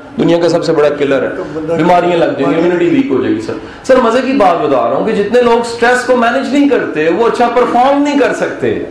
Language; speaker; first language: Urdu; non-native, local second language; Punjabi